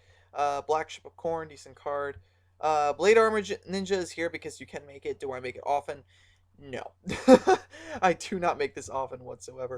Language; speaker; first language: English; native; English